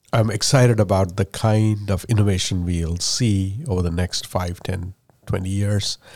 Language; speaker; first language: English; non-native, local second language; Malayalam